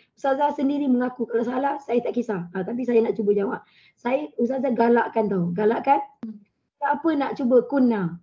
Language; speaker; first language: Malay; native; Malay